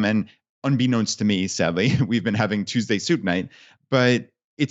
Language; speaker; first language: English; native; English